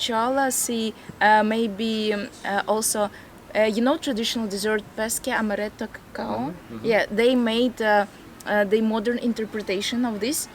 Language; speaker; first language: English; non-native, fluent; Latvian